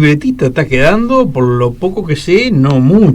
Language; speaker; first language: Spanish; native; Spanish